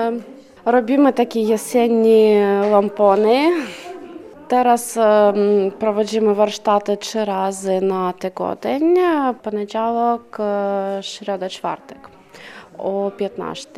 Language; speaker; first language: Polish; non-native, learner; Ukrainian